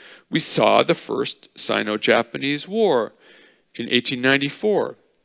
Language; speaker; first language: English; native; English